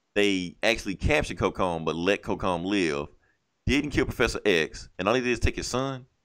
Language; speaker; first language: English; native; English